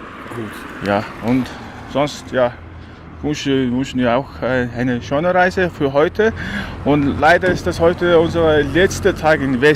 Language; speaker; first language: German; non-native, learner; Mongolian